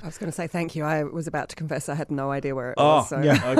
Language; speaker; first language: English; native; English